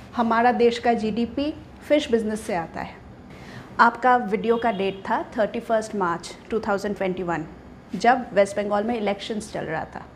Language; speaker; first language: Hindi; non-native, local second language; Bangla